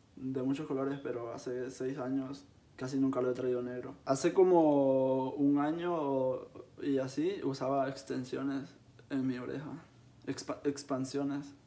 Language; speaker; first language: Spanish; native; Spanish